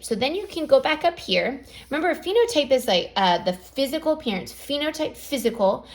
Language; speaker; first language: English; native; English